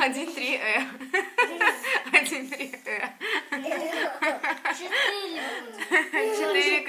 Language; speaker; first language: Russian; native; Russian